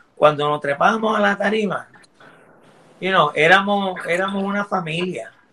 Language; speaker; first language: Spanish; early bilingual, heritage; Spanish